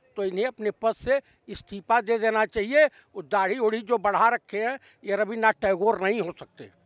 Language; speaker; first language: Hindi; native; Hindi